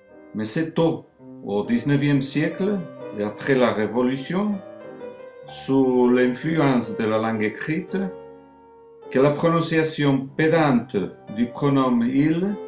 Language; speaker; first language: French; non-native, learner; Spanish